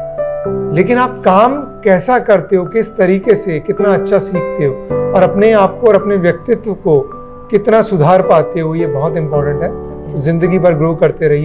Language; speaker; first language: Hindi; native; Hindi